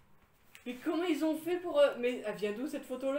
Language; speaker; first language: French; native; French